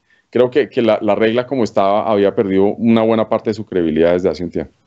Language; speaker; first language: Spanish; native; Spanish